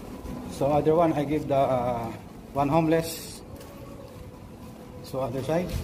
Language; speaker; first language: English; non-native, learner; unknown